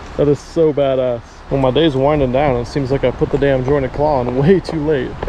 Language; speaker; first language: English; native; English